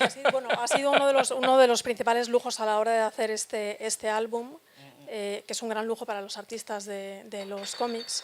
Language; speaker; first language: Spanish; native; Spanish